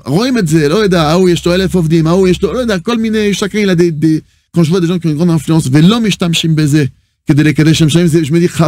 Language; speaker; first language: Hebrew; non-native, fluent; French